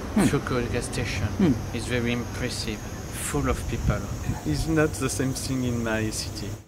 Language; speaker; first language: English; non-native, learner; French